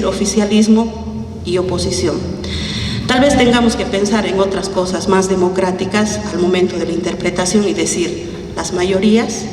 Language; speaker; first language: Spanish; native; Spanish